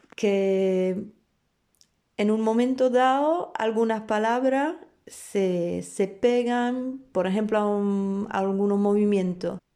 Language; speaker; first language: Spanish; non-native, fluent; Polish